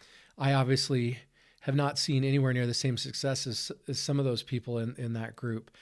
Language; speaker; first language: English; native; English